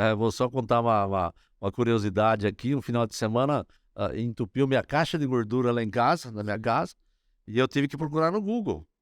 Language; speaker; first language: Portuguese; native; Portuguese